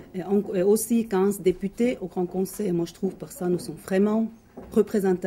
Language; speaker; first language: French; non-native, local second language; German